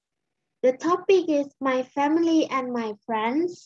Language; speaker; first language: English; non-native, fluent; Lao